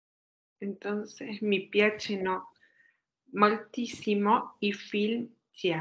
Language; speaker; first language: Italian; non-native, learner; Spanish